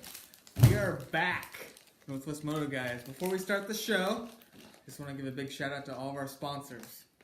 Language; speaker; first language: English; native; English